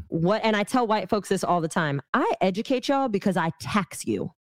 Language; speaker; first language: English; early bilingual, other home language; Arabic